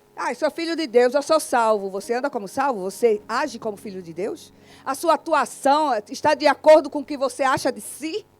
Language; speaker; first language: Portuguese; native; Portuguese